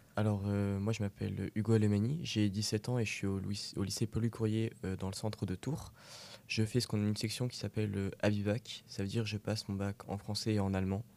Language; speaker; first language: French; native; French